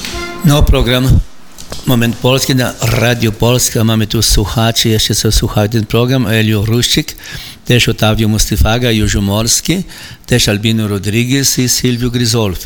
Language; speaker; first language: Polish; early bilingual, heritage; Polish